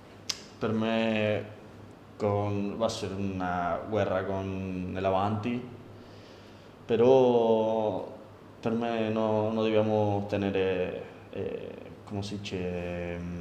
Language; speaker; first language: Italian; non-native, learner; Spanish